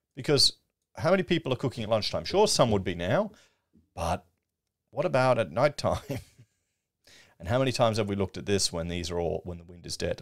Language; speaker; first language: English; native; English